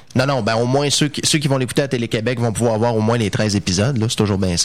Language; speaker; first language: French; native; French